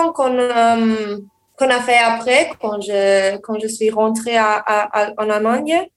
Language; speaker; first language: French; non-native, learner; German